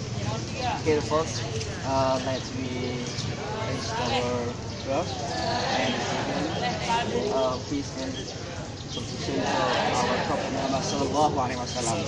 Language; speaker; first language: English; non-native, learner; Indonesian